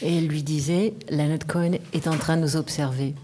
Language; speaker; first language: French; native; French